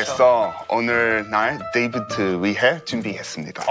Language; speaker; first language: Korean; non-native, learner; English